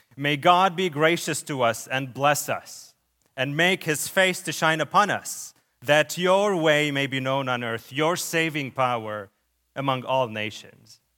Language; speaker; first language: English; early bilingual, other home language; Arabic